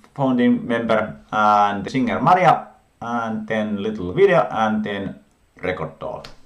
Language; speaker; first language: English; non-native, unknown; Finnish